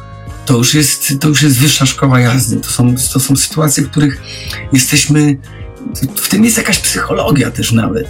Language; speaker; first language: Polish; native; Polish